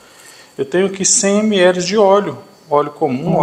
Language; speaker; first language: Portuguese; native; Portuguese